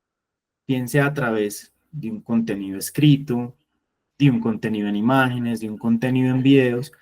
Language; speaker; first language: Spanish; native; Spanish